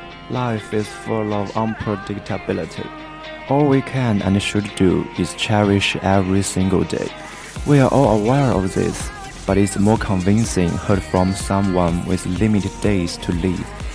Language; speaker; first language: English; non-native, fluent; Chinese